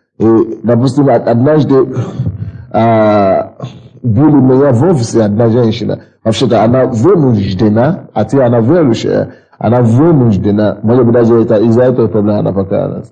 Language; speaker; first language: Russian; non-native, fluent; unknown